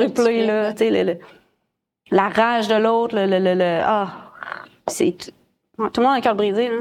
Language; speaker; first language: French; native; French